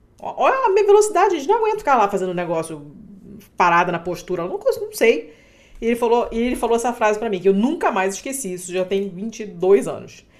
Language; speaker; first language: Portuguese; native; Portuguese